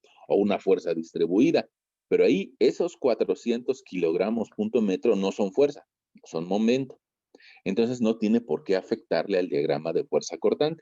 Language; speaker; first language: Spanish; native; Spanish